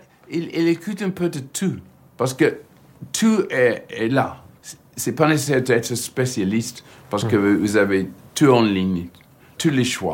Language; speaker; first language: French; non-native, learner; English